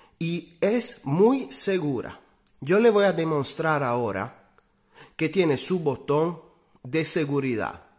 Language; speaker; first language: Spanish; non-native, fluent; Italian